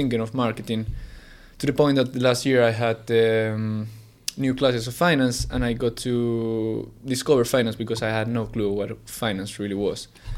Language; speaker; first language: English; non-native, fluent; Spanish